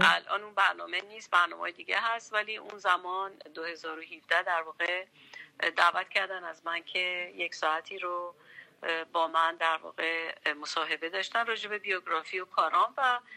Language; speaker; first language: Persian; native; Persian